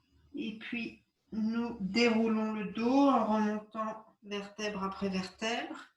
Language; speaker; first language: French; native; French